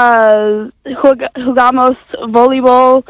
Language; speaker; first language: Spanish; non-native, learner; English